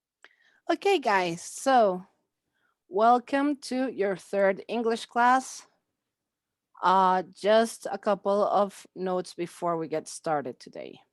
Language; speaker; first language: English; non-native, fluent; Spanish